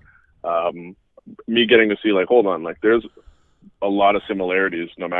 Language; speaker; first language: English; native; English